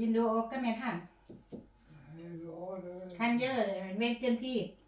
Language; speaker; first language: Swedish; non-native, local second language; Thai